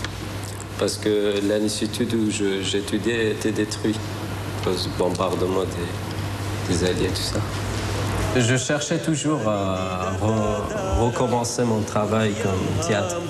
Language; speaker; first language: French; non-native, fluent; Arabic